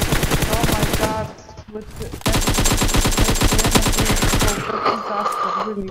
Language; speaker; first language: English; non-native, fluent; Polish